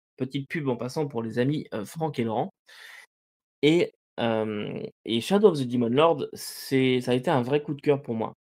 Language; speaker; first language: French; native; French